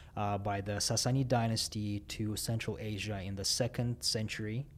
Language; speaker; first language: English; non-native, fluent; Russian